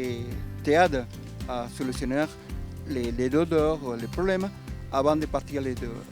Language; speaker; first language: French; non-native, learner; Spanish